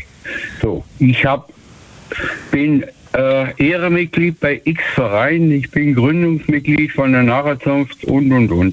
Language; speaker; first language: German; native; German